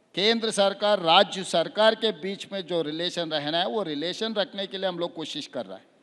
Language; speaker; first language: Hindi; non-native, local second language; Telugu